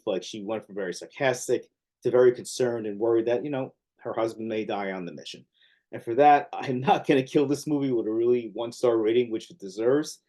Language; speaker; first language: English; native; English